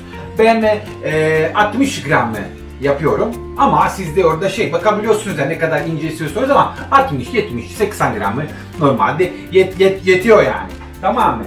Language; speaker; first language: Turkish; non-native, fluent; Italian